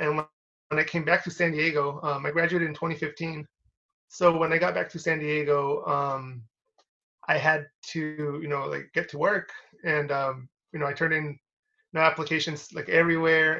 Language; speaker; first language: English; early bilingual, other home language; Spanish